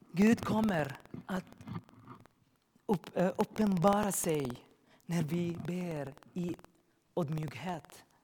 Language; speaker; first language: Swedish; non-native, learner; Arabic